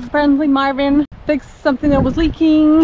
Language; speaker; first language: English; non-native, fluent; French